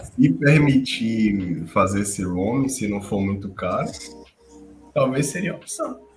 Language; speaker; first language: Portuguese; native; Portuguese